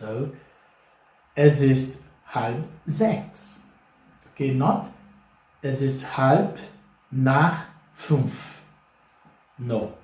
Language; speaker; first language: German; non-native, fluent; English